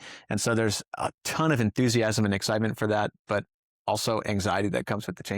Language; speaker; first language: English; native; English